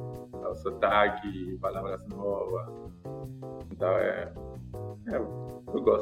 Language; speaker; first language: Portuguese; non-native, learner; Spanish